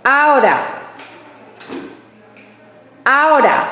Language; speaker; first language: Spanish; native; Spanish